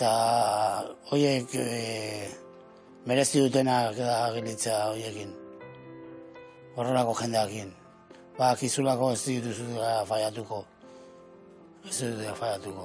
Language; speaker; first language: Basque; native; Basque